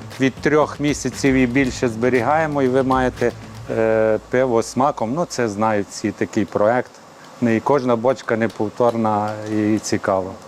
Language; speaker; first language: Ukrainian; native; Ukrainian